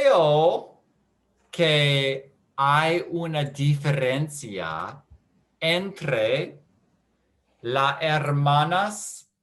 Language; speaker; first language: Spanish; non-native, learner; English